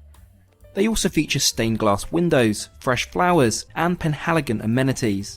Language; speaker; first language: English; native; English